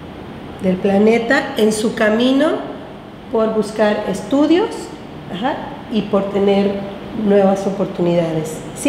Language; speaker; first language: Spanish; native; Spanish